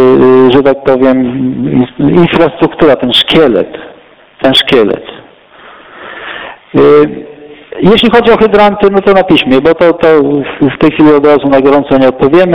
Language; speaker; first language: Polish; native; Polish